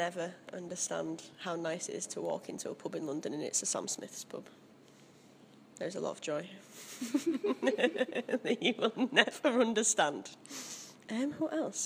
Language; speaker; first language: English; native; English